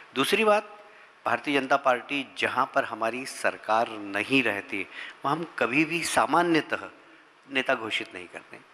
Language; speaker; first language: Hindi; native; Hindi